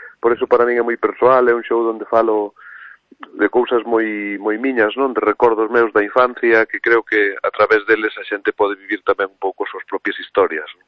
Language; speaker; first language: Galician; non-native, local second language; Spanish